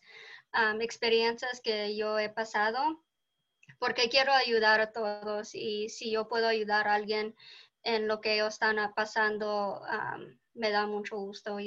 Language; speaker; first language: Spanish; early bilingual, heritage; Spanish